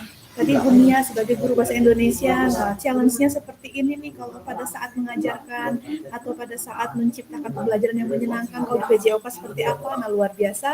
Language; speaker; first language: Indonesian; native; Indonesian